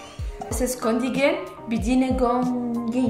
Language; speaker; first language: German; non-native, learner; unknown